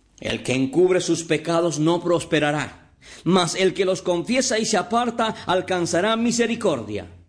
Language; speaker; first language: Spanish; native; Spanish